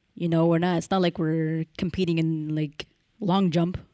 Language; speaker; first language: English; early bilingual, other home language; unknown